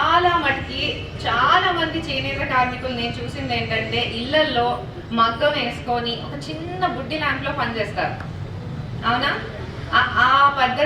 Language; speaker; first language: Telugu; native; Telugu